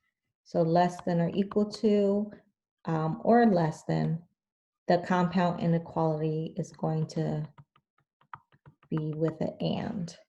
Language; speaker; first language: English; native; English